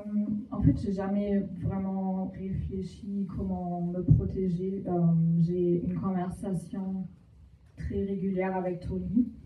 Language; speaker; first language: French; non-native, fluent; German